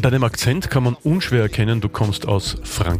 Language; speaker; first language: German; native; German